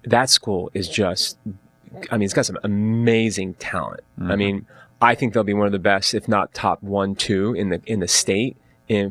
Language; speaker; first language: English; native; English